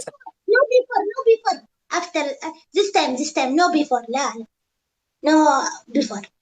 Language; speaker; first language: English; non-native, learner; Tigrinya